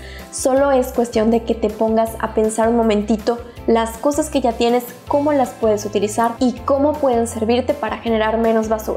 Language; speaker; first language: Spanish; native; Spanish